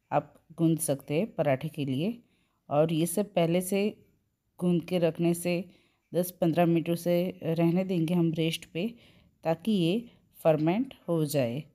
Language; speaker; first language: Hindi; non-native, local second language; Gujarati